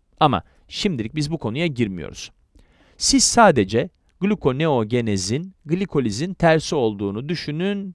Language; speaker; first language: Turkish; native; Turkish